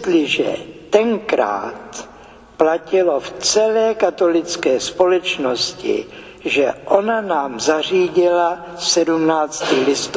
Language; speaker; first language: Czech; native; Czech